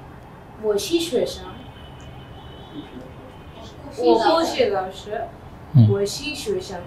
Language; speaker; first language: Chinese; non-native, learner; Bangla